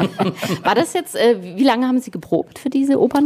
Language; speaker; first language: German; native; German